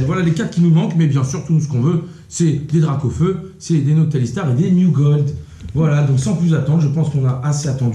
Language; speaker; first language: French; native; French